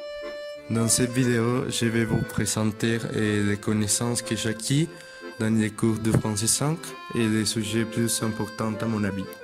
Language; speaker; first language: French; non-native, fluent; Spanish